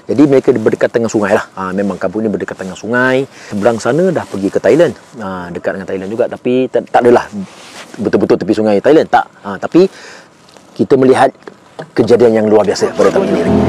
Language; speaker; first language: Malay; native; Malay